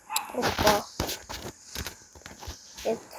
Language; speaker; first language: Bulgarian; non-native, local second language; Turkish